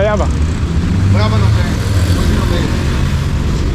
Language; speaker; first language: Portuguese; native; Portuguese